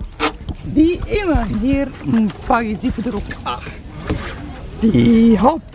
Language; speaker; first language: German; non-native, learner; Arabic